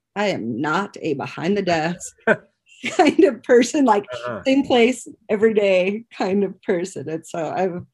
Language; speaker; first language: English; native; English